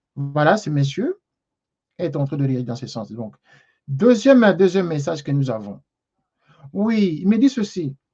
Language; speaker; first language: French; non-native, local second language; Lingala